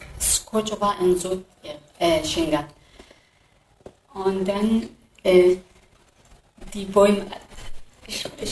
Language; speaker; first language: German; non-native, learner; Kurdish